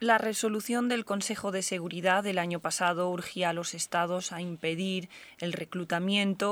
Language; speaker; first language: Spanish; native; Spanish